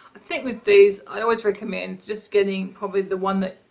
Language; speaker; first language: English; native; English